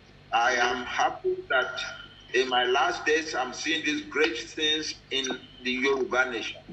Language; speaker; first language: English; non-native, local second language; Yoruba